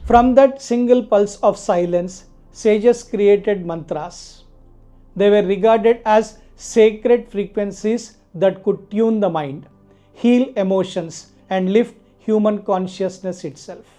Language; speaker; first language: English; non-native, local second language; Telugu